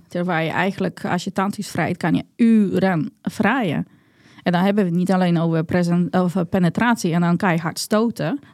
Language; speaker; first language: Dutch; non-native, fluent; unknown